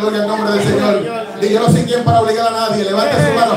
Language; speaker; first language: Spanish; early bilingual, heritage; Spanish